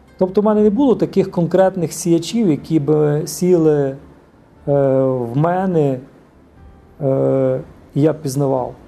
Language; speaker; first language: Ukrainian; native; Ukrainian